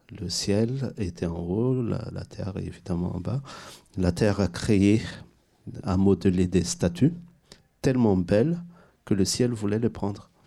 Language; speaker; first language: French; non-native, local second language; Malagasy